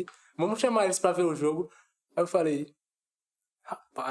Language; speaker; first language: Portuguese; native; Portuguese